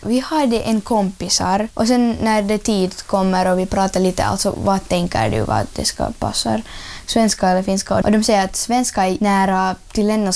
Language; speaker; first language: Swedish; early bilingual, other home language; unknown